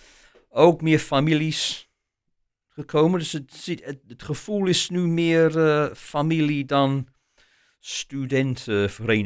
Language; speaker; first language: Dutch; non-native, fluent; English